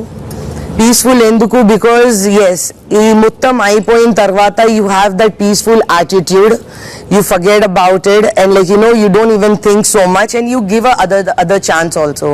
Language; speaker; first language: Telugu; non-native, fluent; Hindi